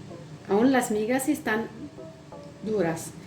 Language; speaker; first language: Spanish; non-native, fluent; Arabic